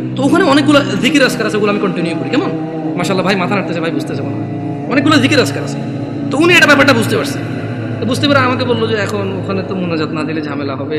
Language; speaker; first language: Bangla; early bilingual, heritage; Bangla